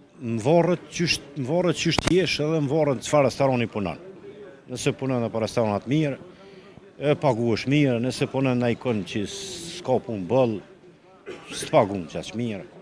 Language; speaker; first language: Albanian; native; Albanian